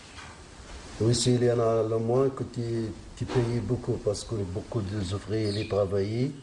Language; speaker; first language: French; non-native, local second language; Arabic